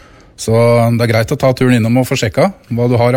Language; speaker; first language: Norwegian; native; Norwegian